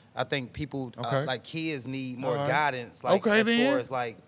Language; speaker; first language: English; native; English